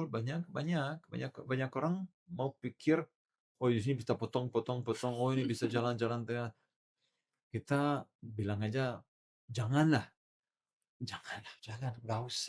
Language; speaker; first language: Indonesian; non-native, learner; Italian